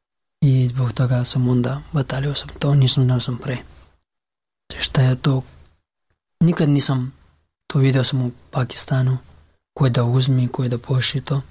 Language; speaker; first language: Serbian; non-native, learner; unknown